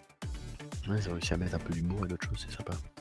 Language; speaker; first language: French; native; French